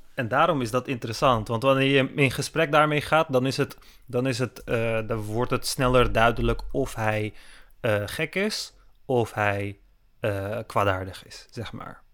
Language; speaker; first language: Dutch; early bilingual, other home language; Turkish